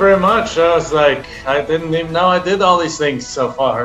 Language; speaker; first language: English; non-native, fluent; German